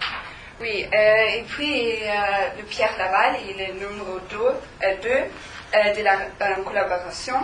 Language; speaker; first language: French; non-native, learner; German